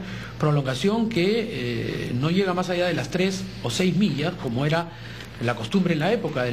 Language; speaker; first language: Spanish; native; Spanish